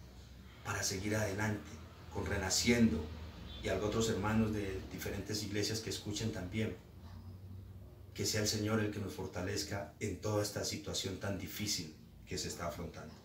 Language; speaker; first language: Spanish; native; Spanish